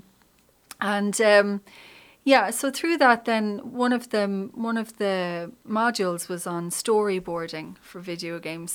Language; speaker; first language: English; native; English